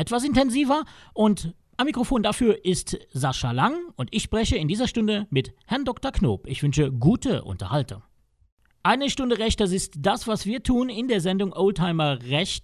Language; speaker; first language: German; native; German